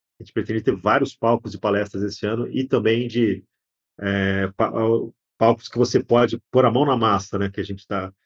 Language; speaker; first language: Portuguese; native; Portuguese